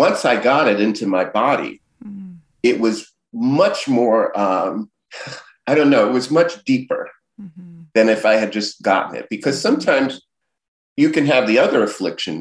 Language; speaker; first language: English; native; English